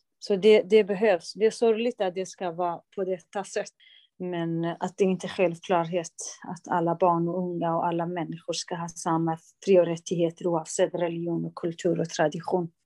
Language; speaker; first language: Swedish; non-native, local second language; Kurdish